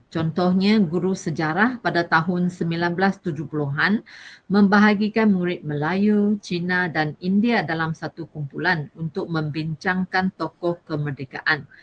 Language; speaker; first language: Malay; non-native, local second language; Chinese